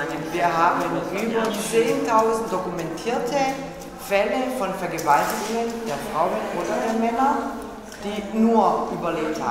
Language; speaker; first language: German; non-native, learner; Bosnian